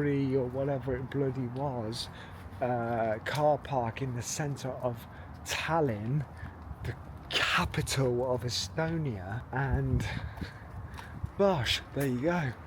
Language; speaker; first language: English; native; English